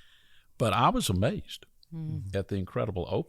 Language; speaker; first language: English; native; English